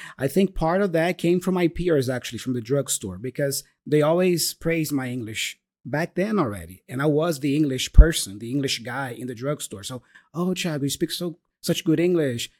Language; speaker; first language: English; non-native, fluent; Portuguese